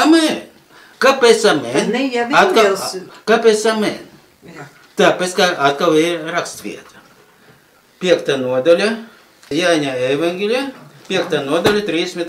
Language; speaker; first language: Latvian; non-native, local second language; Russian